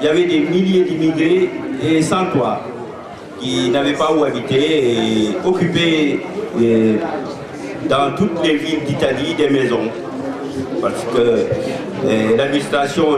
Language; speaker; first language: French; non-native, local second language; Wolof